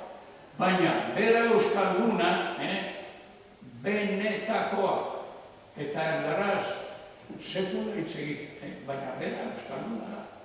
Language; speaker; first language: Basque; non-native, learner; Croatian